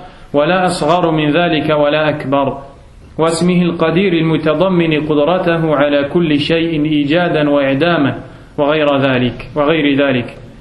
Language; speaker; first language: Arabic; non-native, fluent; French